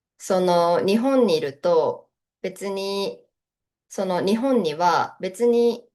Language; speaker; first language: Japanese; native; Japanese